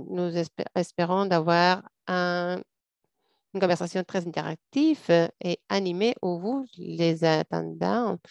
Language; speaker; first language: French; non-native, fluent; English